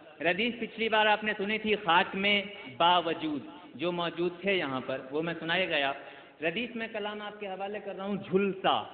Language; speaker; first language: Urdu; native; Urdu